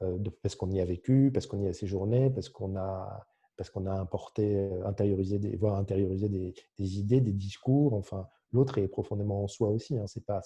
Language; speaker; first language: French; native; French